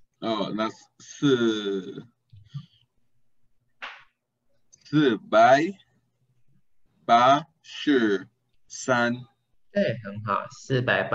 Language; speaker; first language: Chinese; non-native, learner; Spanish